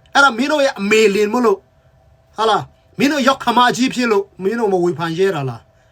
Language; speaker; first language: Burmese; non-native, local second language; Tedim Chin